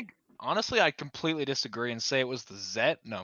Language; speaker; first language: English; native; English